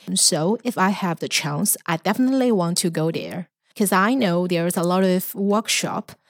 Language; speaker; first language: English; non-native, fluent; Chinese